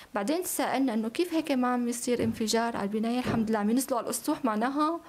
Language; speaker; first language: Arabic; native; Arabic